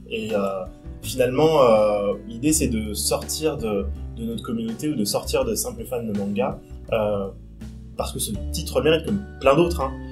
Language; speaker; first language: French; native; French